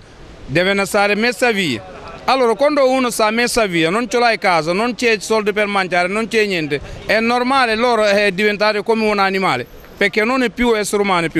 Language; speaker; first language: Italian; non-native, fluent; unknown